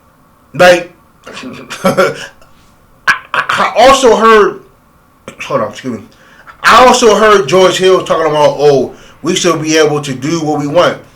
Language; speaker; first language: English; native; English